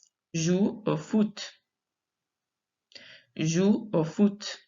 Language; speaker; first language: French; non-native, fluent; English